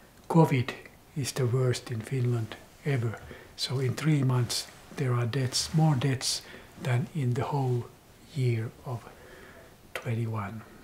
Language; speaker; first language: English; non-native, fluent; Finnish